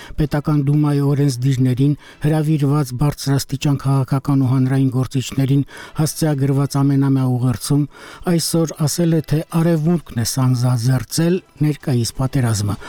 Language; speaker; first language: Armenian; native; Armenian